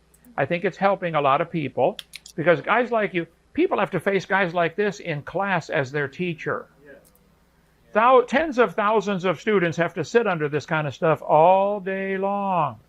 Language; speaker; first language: English; native; English